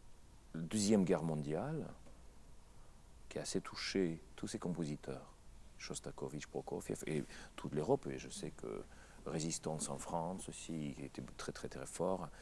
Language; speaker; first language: French; non-native, fluent; Russian